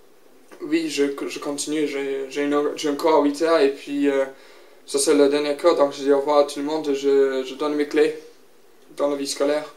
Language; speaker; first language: French; non-native, learner; English